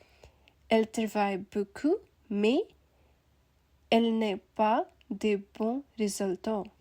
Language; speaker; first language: French; non-native, learner; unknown